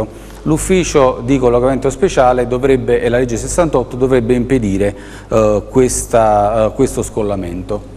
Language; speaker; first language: Italian; native; Italian